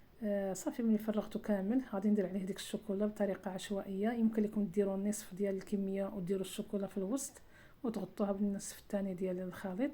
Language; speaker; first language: Arabic; native; Arabic